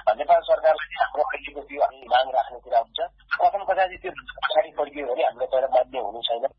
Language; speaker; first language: Nepali; non-native, local second language; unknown